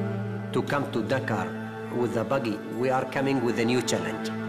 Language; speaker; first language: English; non-native, fluent; Arabic